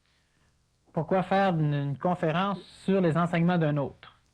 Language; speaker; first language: French; native; French